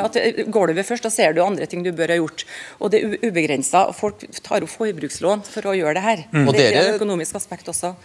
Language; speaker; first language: Norwegian; native; Norwegian